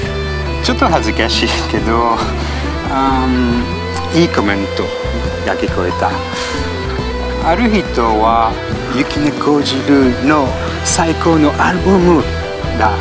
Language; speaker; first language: Japanese; non-native, learner; French